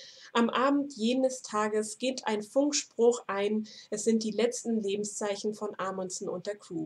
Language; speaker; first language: German; native; German